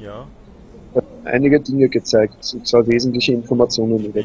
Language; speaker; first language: German; native; German